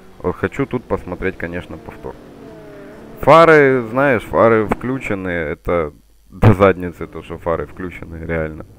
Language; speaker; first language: Russian; native; Russian